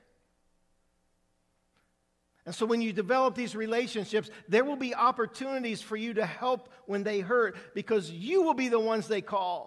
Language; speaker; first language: English; native; English